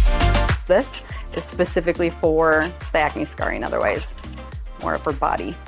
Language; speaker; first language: English; native; English